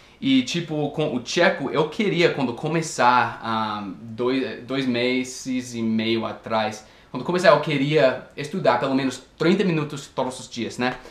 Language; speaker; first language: Portuguese; non-native, fluent; English